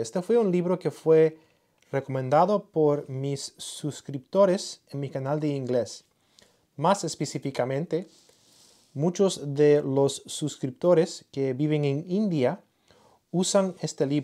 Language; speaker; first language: Spanish; early bilingual, heritage; Spanish